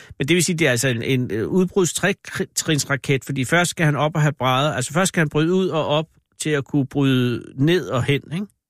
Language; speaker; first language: Danish; native; Danish